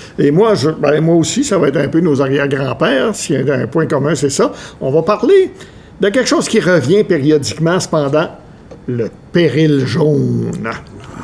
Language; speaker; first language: French; native; French